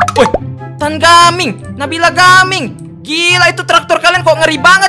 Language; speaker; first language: Indonesian; native; Indonesian